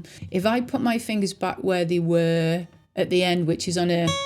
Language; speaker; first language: English; native; English